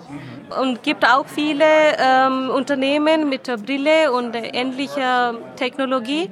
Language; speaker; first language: German; non-native, learner; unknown